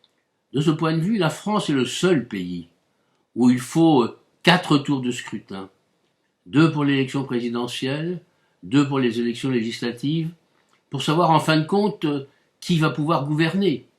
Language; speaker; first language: French; native; French